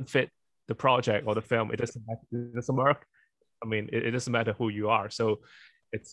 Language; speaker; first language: English; non-native, local second language; Cantonese